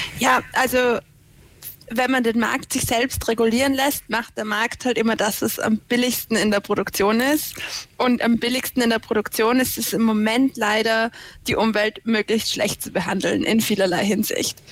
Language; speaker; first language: German; native; German